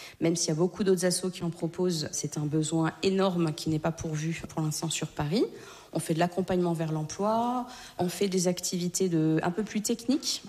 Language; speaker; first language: French; native; French